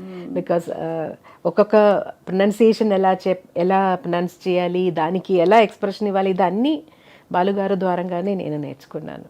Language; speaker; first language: Telugu; non-native, fluent; Malayalam